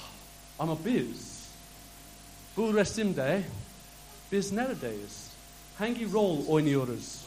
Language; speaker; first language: Turkish; non-native, fluent; English